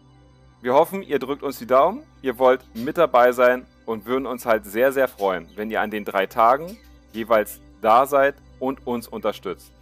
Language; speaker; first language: German; native; German